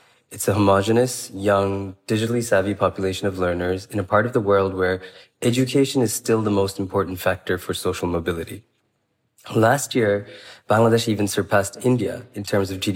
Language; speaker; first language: English; non-native, local second language; Bangla